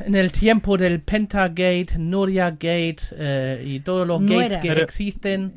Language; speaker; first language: Spanish; non-native, learner; German